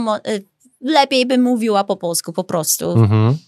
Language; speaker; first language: Polish; early bilingual, heritage; Polish